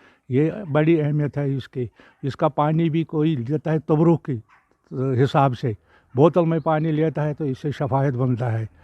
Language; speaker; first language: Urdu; non-native, local second language; Kashmiri